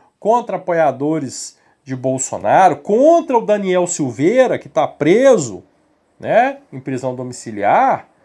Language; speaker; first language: Portuguese; native; Portuguese